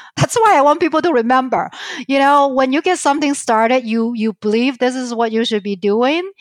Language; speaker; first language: English; non-native, fluent; Chinese